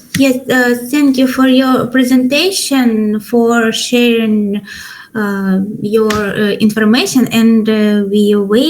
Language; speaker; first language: English; non-native, learner; Ukrainian